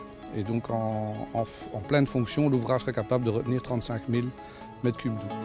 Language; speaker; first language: French; native; French